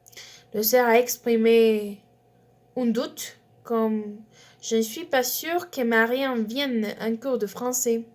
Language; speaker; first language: French; non-native, learner; Spanish